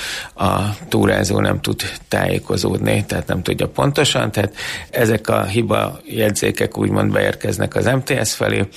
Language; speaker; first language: Hungarian; native; Hungarian